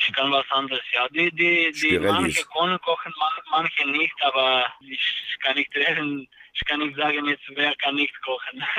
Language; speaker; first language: German; non-native, learner; Serbian